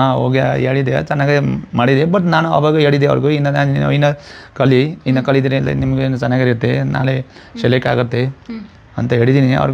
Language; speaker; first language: Kannada; non-native, learner; Nepali